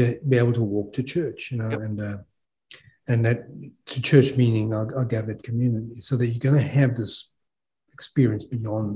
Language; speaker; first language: English; native; English